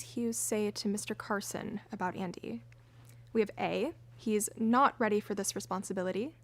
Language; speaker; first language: English; native; English